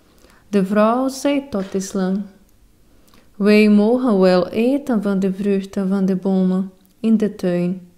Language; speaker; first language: Dutch; non-native, fluent; Portuguese